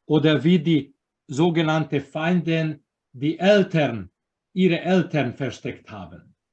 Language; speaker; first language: German; non-native, fluent; Croatian